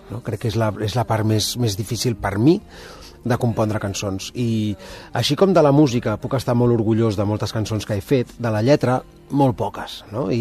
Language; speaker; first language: Catalan; native; Catalan